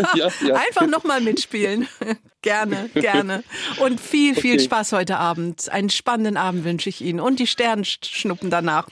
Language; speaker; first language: German; native; German